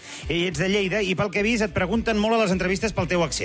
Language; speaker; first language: Catalan; native; Catalan